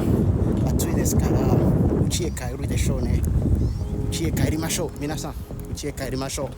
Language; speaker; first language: Japanese; non-native, learner; French